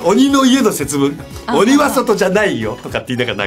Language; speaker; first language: Japanese; native; Japanese